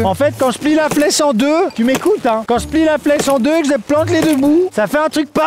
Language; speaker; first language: French; native; French